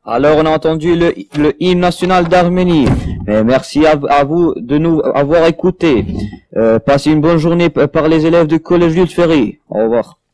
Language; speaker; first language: French; non-native, learner; Albanian